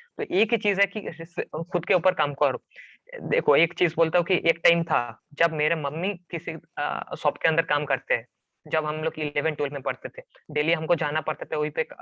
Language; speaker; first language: Hindi; non-native, local second language; Bangla